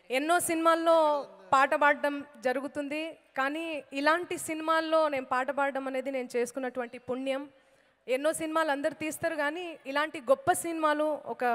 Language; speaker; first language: Telugu; native; Telugu